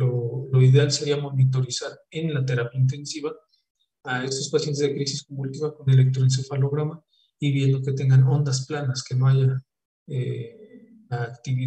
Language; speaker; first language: Spanish; native; Spanish